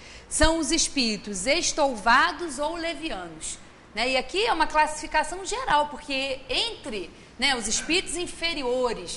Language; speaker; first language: Portuguese; native; Portuguese